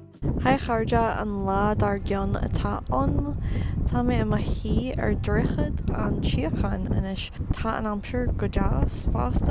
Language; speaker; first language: Irish; non-native, local second language; English